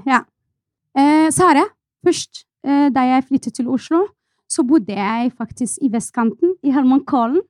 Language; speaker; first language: Norwegian; non-native, fluent; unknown